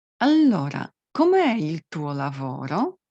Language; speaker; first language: Italian; non-native, fluent; Polish